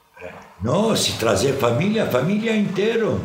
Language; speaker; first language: Portuguese; non-native, fluent; Arabic